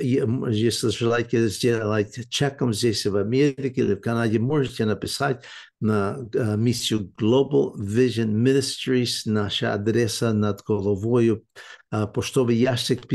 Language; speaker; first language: Russian; early bilingual, heritage; English